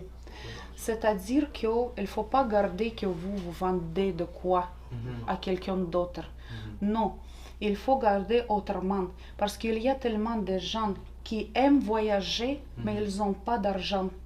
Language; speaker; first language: French; non-native, fluent; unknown